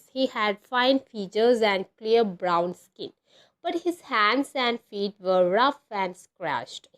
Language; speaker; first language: English; non-native, local second language; Malayalam